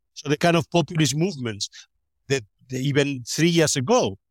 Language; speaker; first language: English; non-native, fluent; Spanish